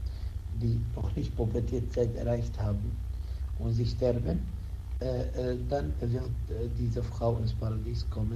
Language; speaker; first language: German; non-native, fluent; Arabic